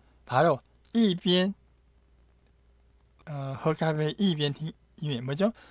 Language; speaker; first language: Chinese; non-native, fluent; Korean